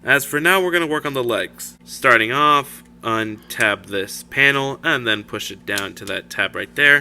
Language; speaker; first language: English; native; English